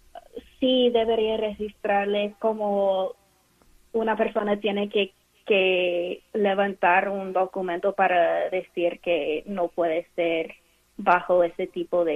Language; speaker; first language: Spanish; non-native, fluent; English